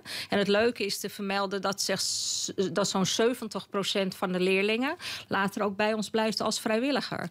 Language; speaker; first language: Dutch; native; Dutch